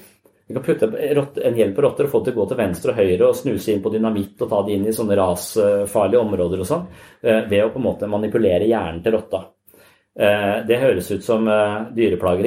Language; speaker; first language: Norwegian; native; Norwegian